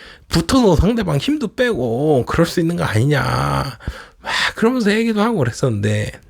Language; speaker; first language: Korean; native; Korean